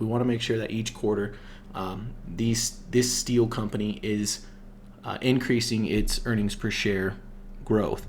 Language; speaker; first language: English; native; English